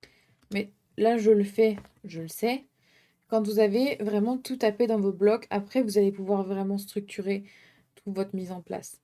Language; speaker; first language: French; native; French